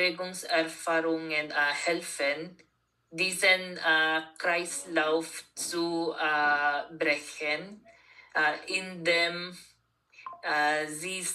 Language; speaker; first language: German; non-native, learner; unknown